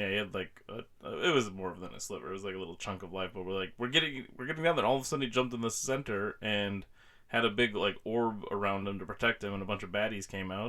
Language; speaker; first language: English; native; English